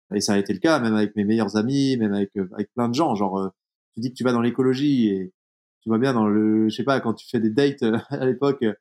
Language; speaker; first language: French; native; French